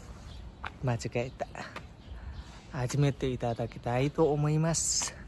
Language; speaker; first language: Japanese; non-native, learner; Nepali